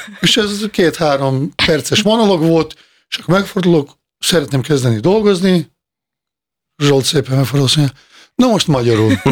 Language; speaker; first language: Hungarian; non-native, fluent; Bosnian